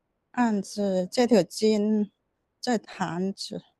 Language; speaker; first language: Chinese; non-native, local second language; Cantonese